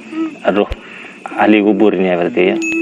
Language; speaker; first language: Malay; non-native, local second language; Madurese